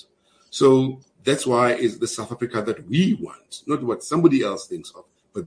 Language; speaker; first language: English; non-native, local second language; Zulu